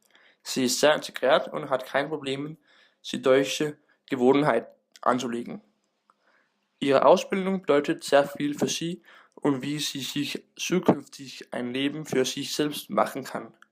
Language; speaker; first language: German; non-native, learner; Danish